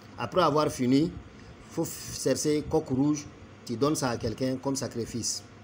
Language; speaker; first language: French; non-native, local second language; Bambara